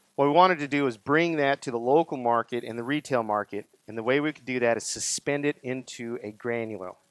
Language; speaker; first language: English; native; English